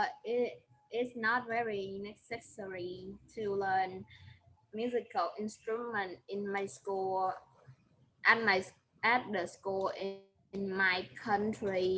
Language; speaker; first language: English; non-native, learner; Vietnamese